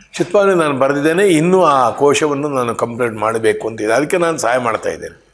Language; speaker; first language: Kannada; non-native, local second language; Konkani